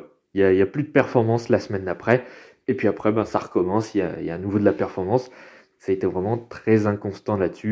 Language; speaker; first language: French; native; French